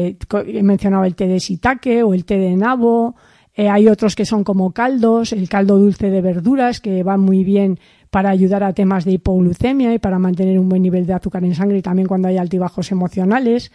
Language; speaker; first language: Spanish; native; Spanish